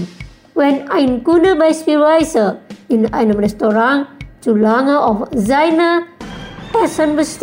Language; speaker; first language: German; non-native, learner; Indonesian